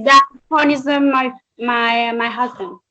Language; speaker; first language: English; non-native, learner; Spanish